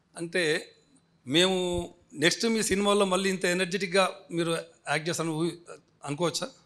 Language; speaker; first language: Telugu; native; Telugu